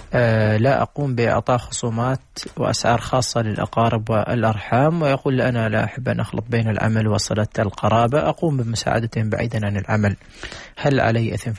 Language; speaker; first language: Arabic; native; Arabic